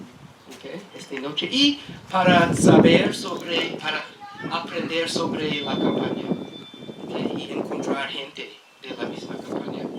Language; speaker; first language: Spanish; non-native, learner; English